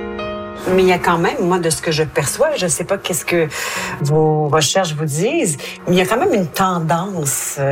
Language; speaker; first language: French; native; French